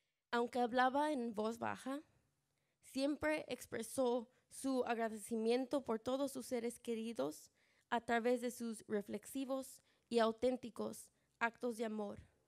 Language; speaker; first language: Spanish; early bilingual, other home language; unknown